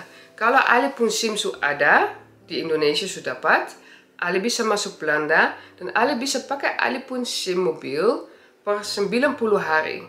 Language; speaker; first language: Indonesian; early bilingual, heritage; Indonesian